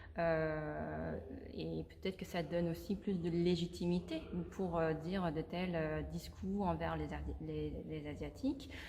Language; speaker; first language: French; non-native, fluent; Korean